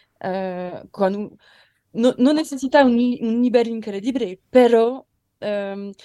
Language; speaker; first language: Spanish; non-native, learner; French